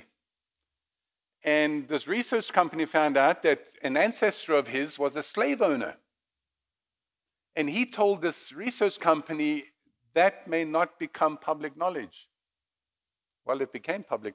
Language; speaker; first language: English; native; English